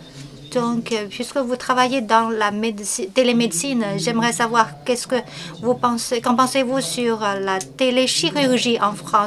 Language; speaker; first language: French; non-native, fluent; Chinese